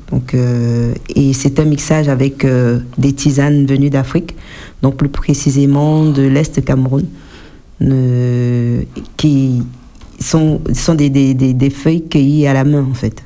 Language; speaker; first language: French; native; French